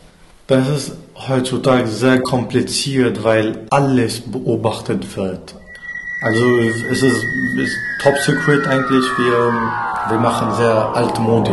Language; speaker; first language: German; non-native, fluent; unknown